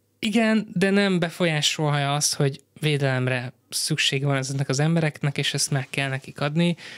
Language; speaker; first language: Hungarian; native; Hungarian